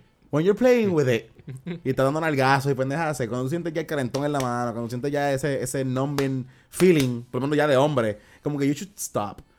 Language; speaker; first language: Spanish; native; Spanish